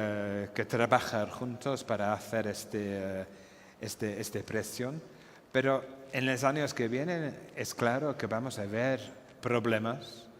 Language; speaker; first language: Spanish; non-native, fluent; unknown